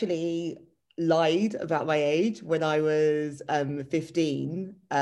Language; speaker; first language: English; native; English